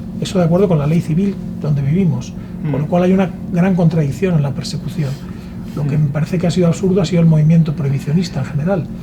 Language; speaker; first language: Spanish; native; Spanish